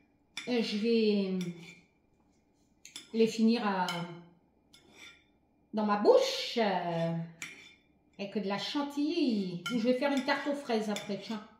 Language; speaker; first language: French; native; French